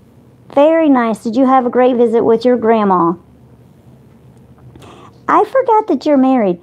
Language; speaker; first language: English; native; English